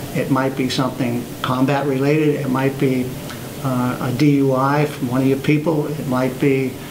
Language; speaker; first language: English; native; English